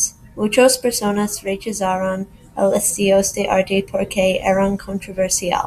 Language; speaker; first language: Spanish; non-native, learner; English